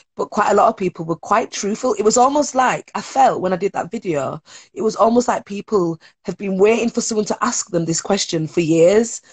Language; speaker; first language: English; native; English